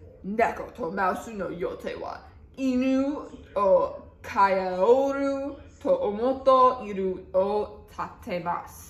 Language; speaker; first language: Japanese; non-native, learner; English